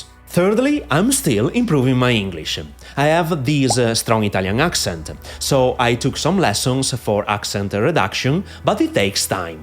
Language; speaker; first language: English; non-native, fluent; Italian